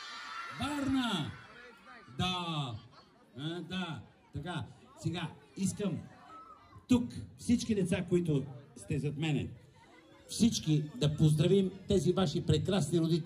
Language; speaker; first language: Bulgarian; native; Bulgarian